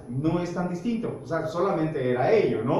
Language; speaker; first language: Spanish; native; Spanish